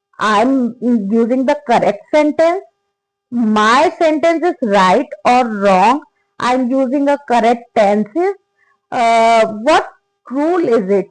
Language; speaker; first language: English; non-native, learner; Hindi